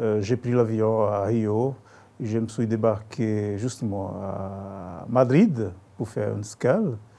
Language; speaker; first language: French; non-native, fluent; Portuguese